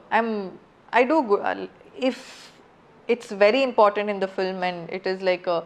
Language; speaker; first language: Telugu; non-native, fluent; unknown